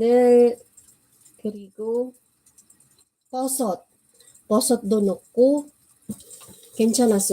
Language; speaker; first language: Korean; non-native, fluent; Filipino